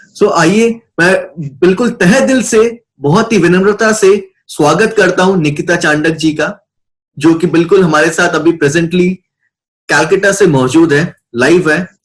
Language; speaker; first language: Hindi; native; Hindi